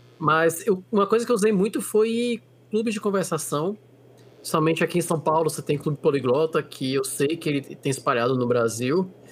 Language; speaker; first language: Portuguese; native; Portuguese